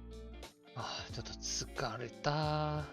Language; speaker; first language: Japanese; non-native, learner; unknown